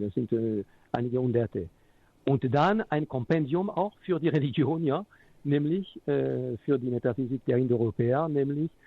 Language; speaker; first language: German; non-native, fluent; French